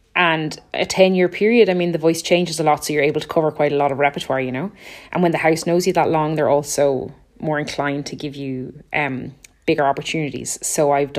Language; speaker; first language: English; native; English